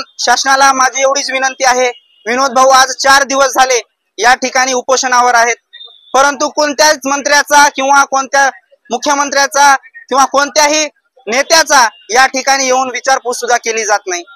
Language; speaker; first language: Marathi; non-native, local second language; Lambadi